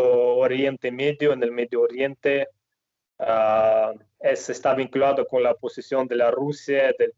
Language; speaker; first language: Spanish; non-native, fluent; Russian